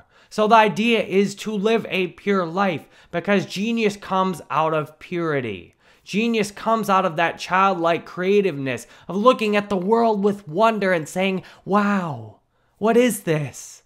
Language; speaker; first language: English; native; English